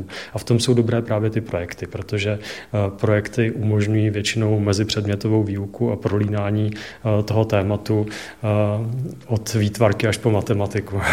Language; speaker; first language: Czech; native; Czech